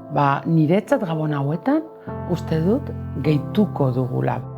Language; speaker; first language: Basque; non-native, local second language; Spanish